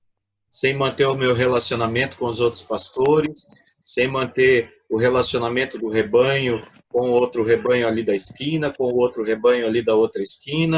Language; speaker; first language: Portuguese; native; Portuguese